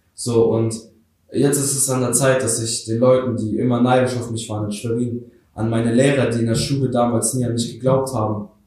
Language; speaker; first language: German; early bilingual, other home language; Russian